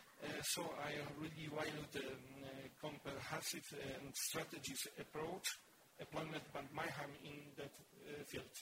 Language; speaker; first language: English; non-native, learner; Polish